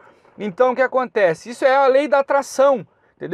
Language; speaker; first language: Portuguese; native; Portuguese